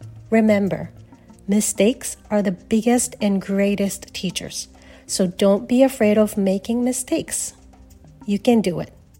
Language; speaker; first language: English; non-native, fluent; Japanese